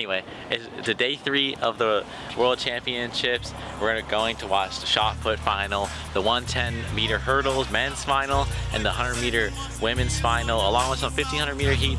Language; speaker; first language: English; native; English